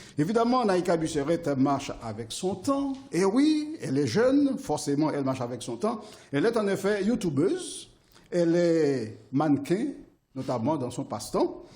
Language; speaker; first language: French; non-native, local second language; Haitian Creole